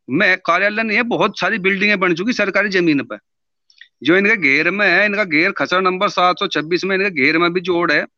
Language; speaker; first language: Hindi; native; Hindi